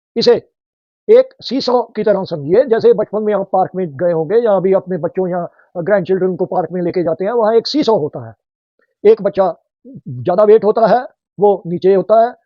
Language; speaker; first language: Hindi; native; Hindi